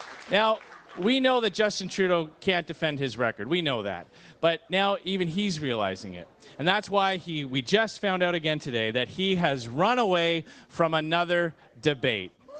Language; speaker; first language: English; native; English